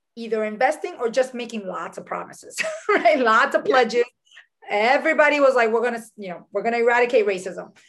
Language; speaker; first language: English; early bilingual, other home language; Spanish